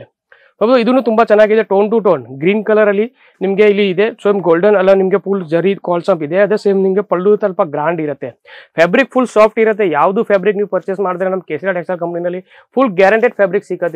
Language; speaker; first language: Kannada; non-native, fluent; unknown